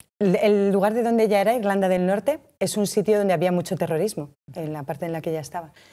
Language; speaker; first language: Spanish; native; Spanish